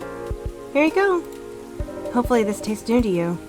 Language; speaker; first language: English; native; English